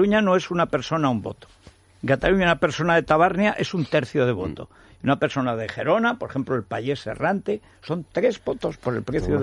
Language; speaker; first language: Spanish; native; Spanish